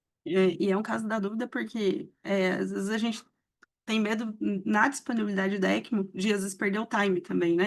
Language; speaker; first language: Portuguese; native; Portuguese